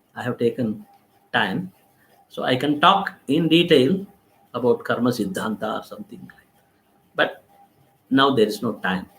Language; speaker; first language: English; non-native, local second language; Telugu